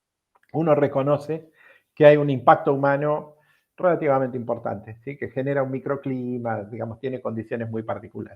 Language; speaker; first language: Spanish; native; Spanish